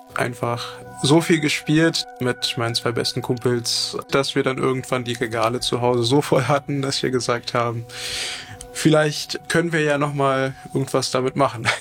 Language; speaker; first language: German; early bilingual, other home language; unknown